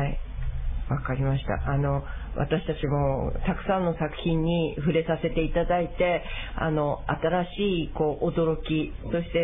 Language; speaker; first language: Japanese; native; Japanese